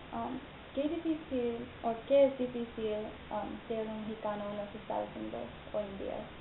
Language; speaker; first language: Spanish; non-native, learner; English